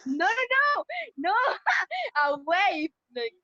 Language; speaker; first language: English; non-native, learner; Spanish